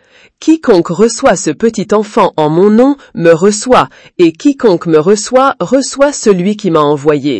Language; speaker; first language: French; native; French